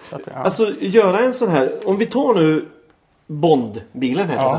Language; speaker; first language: Swedish; native; Swedish